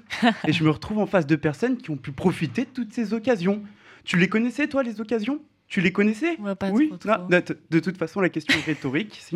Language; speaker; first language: French; native; French